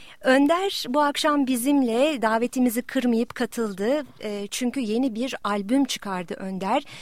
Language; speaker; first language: Turkish; native; Turkish